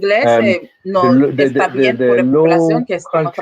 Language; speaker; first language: Spanish; non-native, learner; English